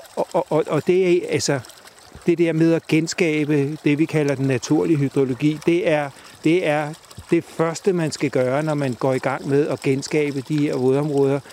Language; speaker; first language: Danish; native; Danish